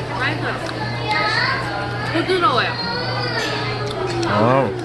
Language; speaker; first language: Korean; non-native, learner; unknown